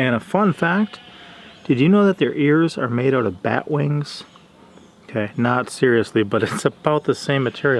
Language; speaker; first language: English; native; English